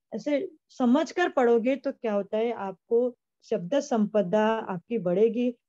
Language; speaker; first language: Hindi; non-native, local second language; Marathi